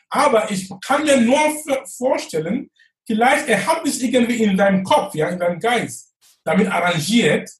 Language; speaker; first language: German; non-native, fluent; English